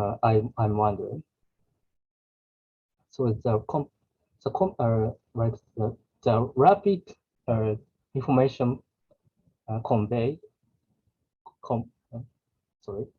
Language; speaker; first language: English; non-native, learner; Japanese